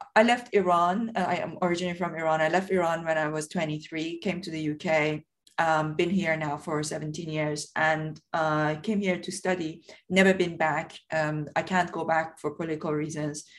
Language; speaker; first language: English; non-native, fluent; Persian